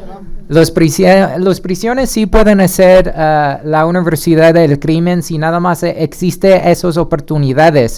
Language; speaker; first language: Spanish; early bilingual, heritage; Spanish